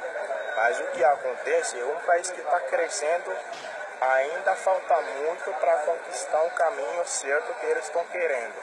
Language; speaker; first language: Portuguese; non-native, learner; Haitian Creole